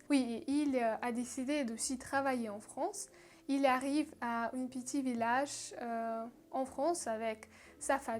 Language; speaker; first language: French; non-native, learner; Russian